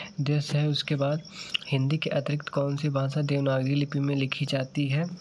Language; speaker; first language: Hindi; native; Hindi